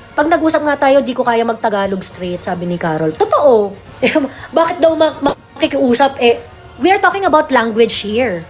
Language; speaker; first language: Filipino; native; Filipino